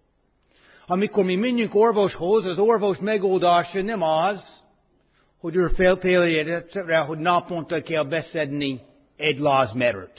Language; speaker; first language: Hungarian; non-native, fluent; English